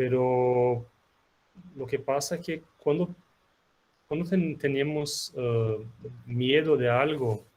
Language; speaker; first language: Spanish; non-native, fluent; Portuguese